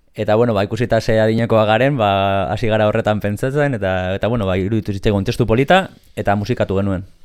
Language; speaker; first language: Basque; non-native, local second language; Spanish